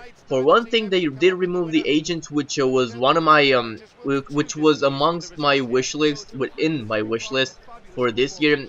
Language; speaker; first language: English; native; English